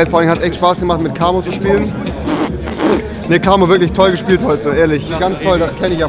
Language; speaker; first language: German; native; German